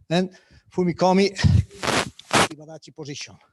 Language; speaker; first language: English; non-native, learner; Italian